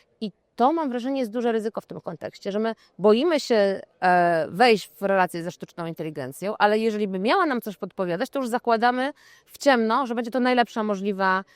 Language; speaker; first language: Polish; native; Polish